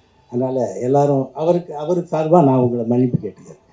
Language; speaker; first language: Tamil; native; Tamil